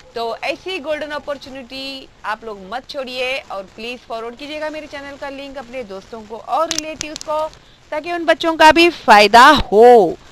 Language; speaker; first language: Hindi; non-native, local second language; Marathi